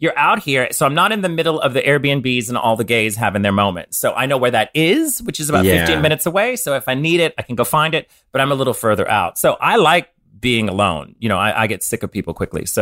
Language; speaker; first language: English; native; English